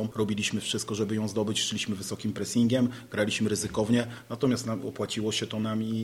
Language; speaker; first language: Polish; native; Polish